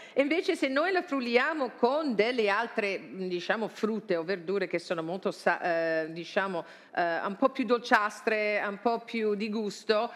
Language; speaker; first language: Italian; non-native, fluent; English